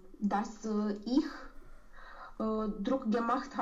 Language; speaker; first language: German; non-native, learner; Romanian